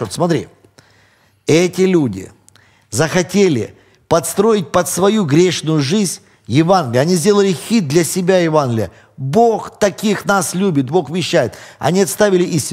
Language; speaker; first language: Russian; native; Russian